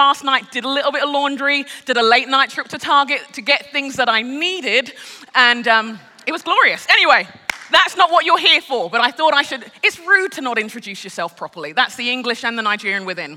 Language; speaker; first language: English; native; English